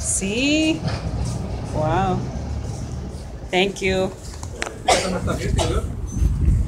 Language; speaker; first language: Spanish; non-native, learner; English